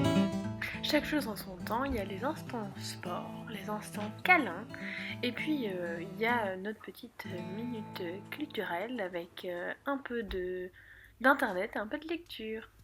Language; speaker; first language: French; native; French